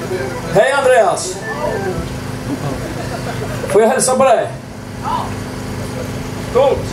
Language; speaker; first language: Swedish; native; Swedish